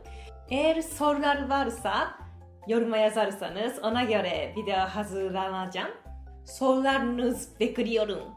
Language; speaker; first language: Turkish; non-native, fluent; Japanese